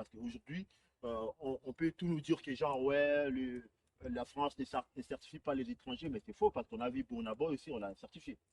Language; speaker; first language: French; non-native, local second language; Lingala